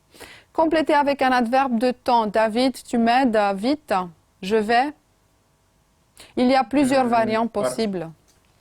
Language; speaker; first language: French; non-native, fluent; Romanian